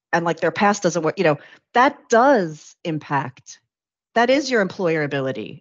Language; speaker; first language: English; native; English